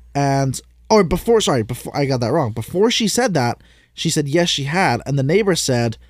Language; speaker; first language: English; native; English